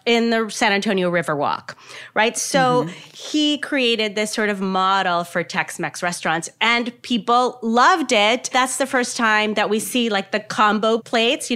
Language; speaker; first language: English; native; English